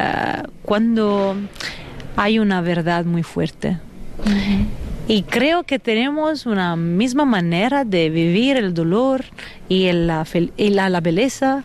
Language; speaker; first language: Spanish; non-native, fluent; Italian